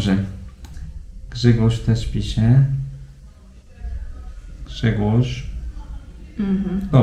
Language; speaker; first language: Polish; non-native, fluent; Turkish